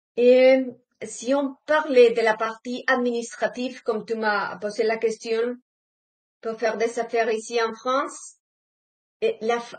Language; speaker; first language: French; non-native, fluent; Spanish